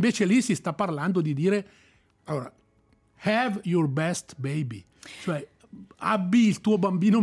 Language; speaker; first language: Italian; native; Italian